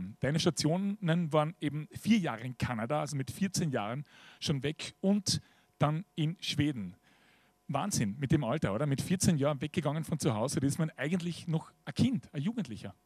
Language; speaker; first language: German; native; German